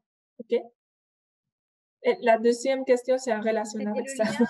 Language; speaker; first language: French; non-native, fluent; Spanish